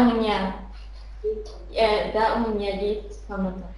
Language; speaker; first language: Russian; non-native, learner; German